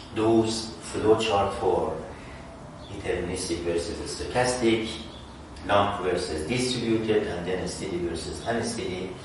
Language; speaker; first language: English; non-native, fluent; Persian